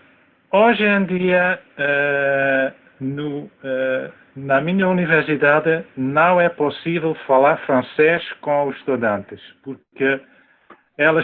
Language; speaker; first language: Portuguese; non-native, fluent; Dutch